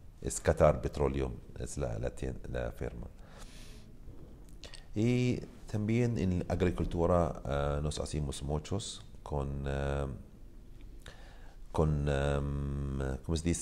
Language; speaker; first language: Spanish; non-native, learner; Arabic